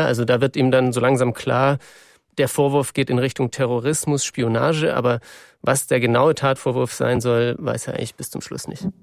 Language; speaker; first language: German; native; German